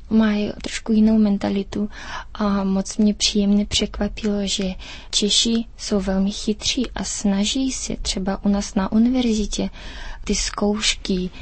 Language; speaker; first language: Czech; early bilingual, heritage; Czech